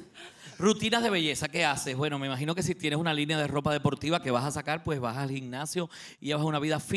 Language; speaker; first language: Spanish; native; Spanish